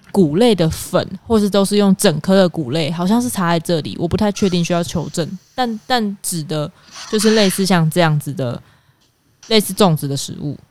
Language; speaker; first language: Chinese; native; Chinese